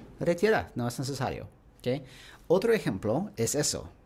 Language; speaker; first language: Spanish; non-native, learner; English